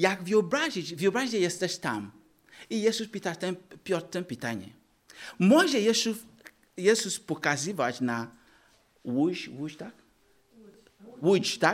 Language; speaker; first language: Polish; non-native, learner; Ukrainian